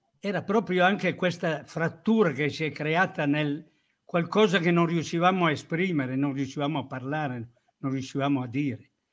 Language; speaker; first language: Italian; native; Italian